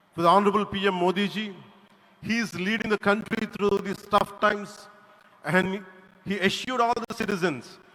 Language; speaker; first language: English; non-native, local second language; Telugu